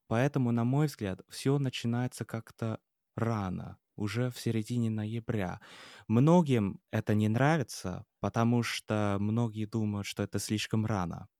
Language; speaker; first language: Russian; non-native, fluent; English